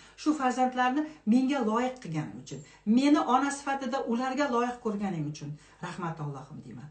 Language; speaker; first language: Uzbek; non-native, local second language; Kazakh